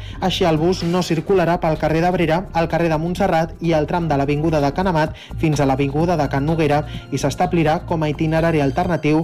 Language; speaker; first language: Catalan; native; Catalan